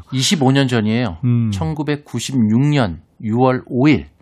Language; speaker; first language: Korean; native; Korean